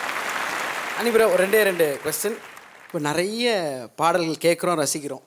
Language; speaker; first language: Tamil; native; Tamil